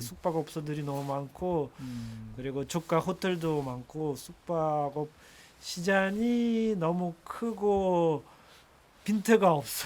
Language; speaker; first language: Korean; non-native, fluent; Russian